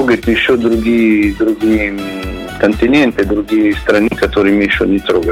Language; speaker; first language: Russian; non-native, learner; Italian